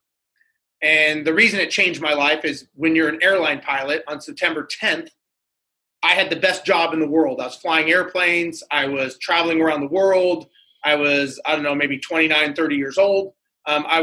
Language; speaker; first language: English; native; English